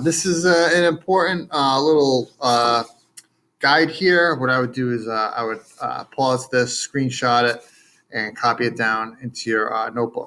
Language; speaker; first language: English; native; English